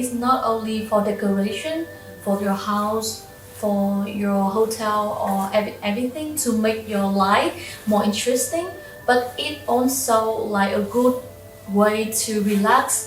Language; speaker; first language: English; non-native, local second language; Vietnamese